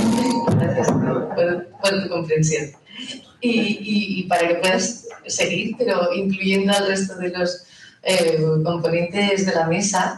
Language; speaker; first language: Spanish; native; Spanish